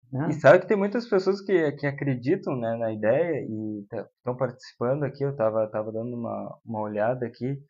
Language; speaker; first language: Portuguese; native; Portuguese